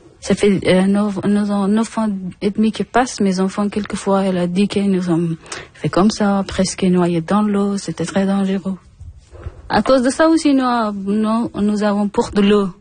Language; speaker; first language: French; non-native, learner; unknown